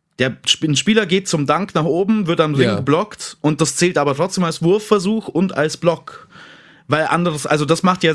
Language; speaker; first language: German; native; German